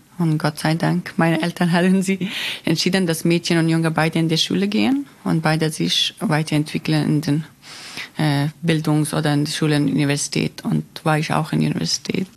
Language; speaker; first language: German; non-native, learner; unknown